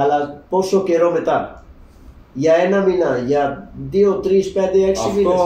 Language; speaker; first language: Greek; non-native, learner; Urdu